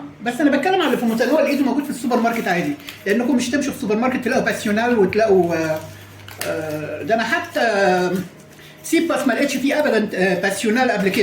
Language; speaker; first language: Arabic; native; Arabic